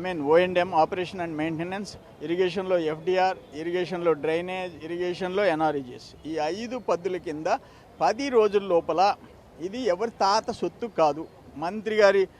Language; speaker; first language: Telugu; native; Telugu